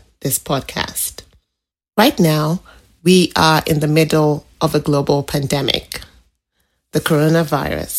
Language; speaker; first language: English; non-native, local second language; Igbo